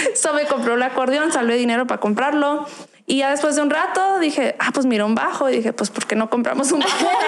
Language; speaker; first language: Spanish; early bilingual, heritage; Spanish